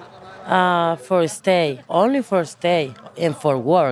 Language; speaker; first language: English; non-native, learner; Spanish